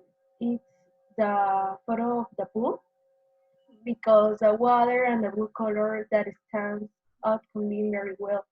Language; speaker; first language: English; non-native, learner; Spanish